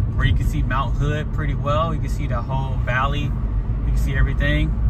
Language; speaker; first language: English; native; English